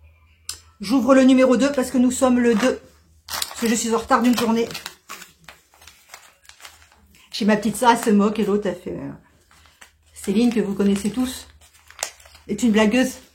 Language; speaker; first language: French; native; French